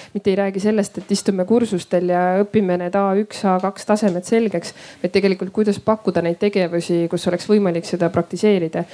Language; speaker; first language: Estonian; native; Estonian